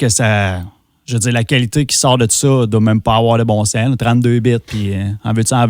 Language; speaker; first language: French; native; French